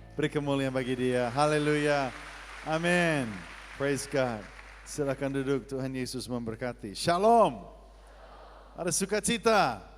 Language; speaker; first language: Indonesian; non-native, fluent; English